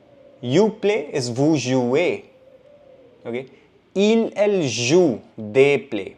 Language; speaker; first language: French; non-native, fluent; Hindi